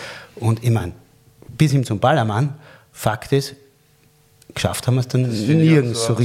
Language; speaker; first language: German; native; German